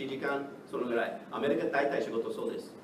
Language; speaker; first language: Japanese; non-native, learner; English